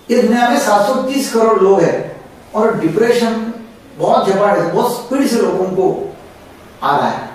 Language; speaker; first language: Hindi; non-native, local second language; Marathi